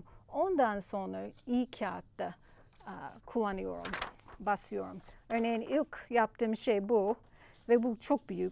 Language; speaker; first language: Turkish; non-native, fluent; English